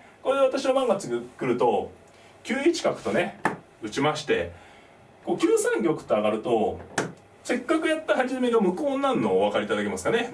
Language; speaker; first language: Japanese; native; Japanese